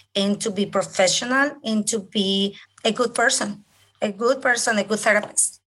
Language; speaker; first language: English; non-native, fluent; Spanish